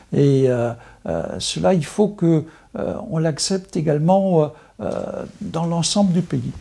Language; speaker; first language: French; non-native, local second language; Swiss German